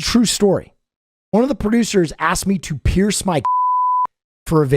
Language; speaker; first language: English; native; English